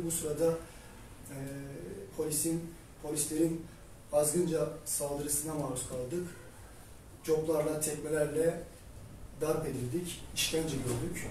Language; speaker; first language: Turkish; native; Turkish